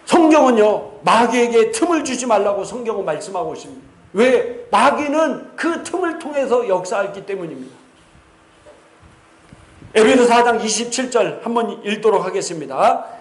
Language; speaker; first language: Korean; native; Korean